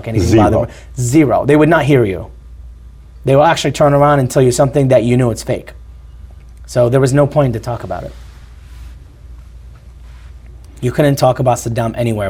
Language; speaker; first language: English; non-native, fluent; Arabic